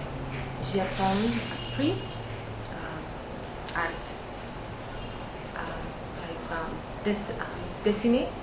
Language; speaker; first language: French; non-native, learner; English